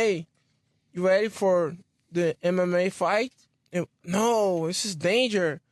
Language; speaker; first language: English; non-native, learner; Portuguese